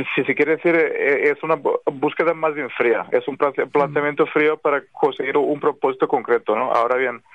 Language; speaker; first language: Spanish; non-native, fluent; Serbian